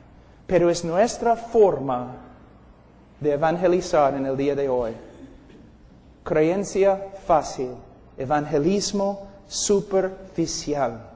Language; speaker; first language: Spanish; non-native, fluent; English